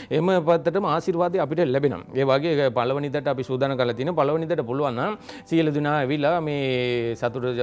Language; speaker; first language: Sinhala; non-native, local second language; Tamil